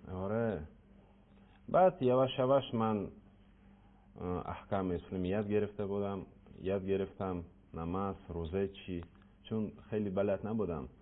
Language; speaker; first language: Persian; non-native, learner; Russian